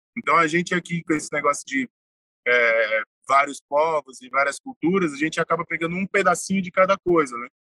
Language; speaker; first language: Portuguese; native; Portuguese